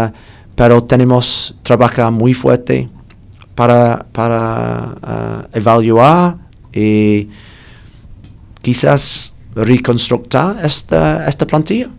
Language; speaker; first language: Spanish; non-native, learner; English